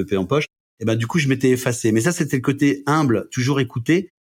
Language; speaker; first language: French; native; French